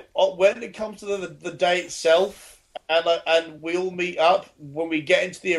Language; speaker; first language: English; native; English